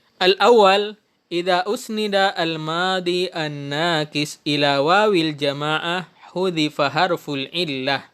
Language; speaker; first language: Arabic; non-native, fluent; Indonesian